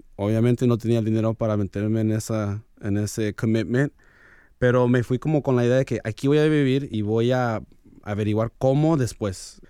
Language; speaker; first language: Spanish; early bilingual, heritage; Spanish